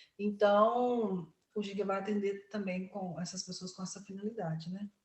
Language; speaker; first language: Portuguese; native; Portuguese